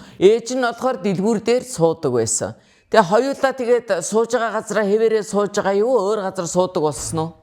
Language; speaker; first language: Mongolian; native; Mongolian